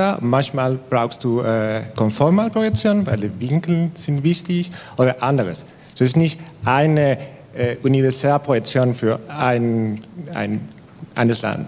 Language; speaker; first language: German; non-native, fluent; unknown